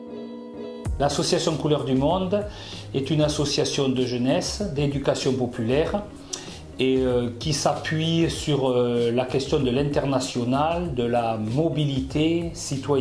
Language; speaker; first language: French; native; French